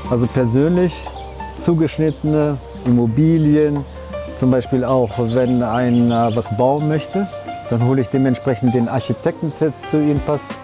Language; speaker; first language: German; early bilingual, other home language; Arabic